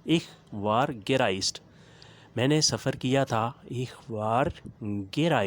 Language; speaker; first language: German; non-native, learner; Urdu